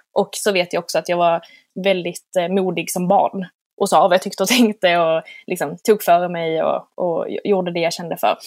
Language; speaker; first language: Swedish; native; Swedish